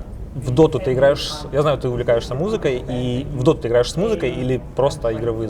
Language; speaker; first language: Russian; native; Russian